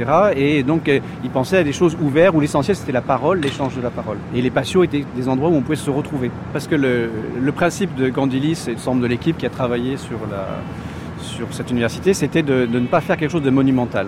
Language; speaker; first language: French; native; French